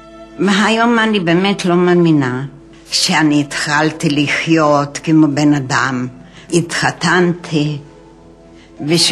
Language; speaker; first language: Hebrew; non-native, fluent; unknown